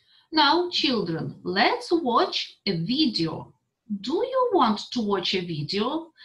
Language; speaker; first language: English; non-native, fluent; Russian